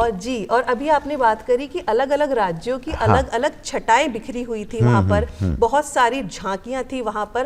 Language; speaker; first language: Hindi; native; Hindi